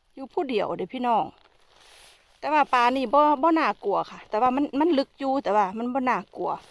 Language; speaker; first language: Thai; non-native, local second language; Khmer